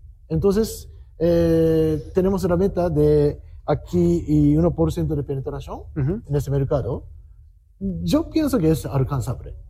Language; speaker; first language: Spanish; non-native, learner; Japanese